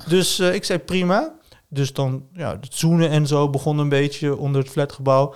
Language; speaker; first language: Dutch; early bilingual, other home language; Turkish